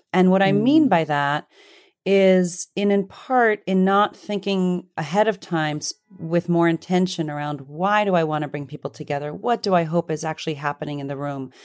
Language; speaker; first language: English; early bilingual, other home language; Hindi